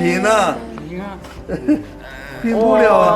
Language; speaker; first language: Chinese; native; Chinese